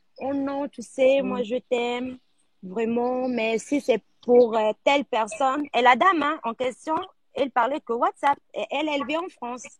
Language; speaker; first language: French; non-native, local second language; Arabic